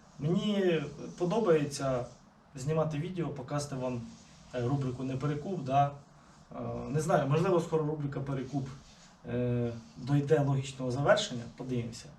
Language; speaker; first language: Ukrainian; non-native, local second language; Russian